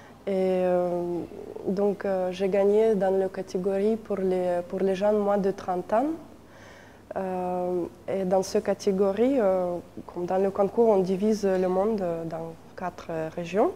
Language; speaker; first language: French; non-native, fluent; Russian